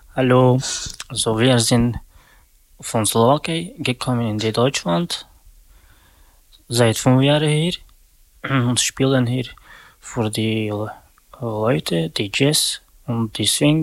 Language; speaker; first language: German; non-native, learner; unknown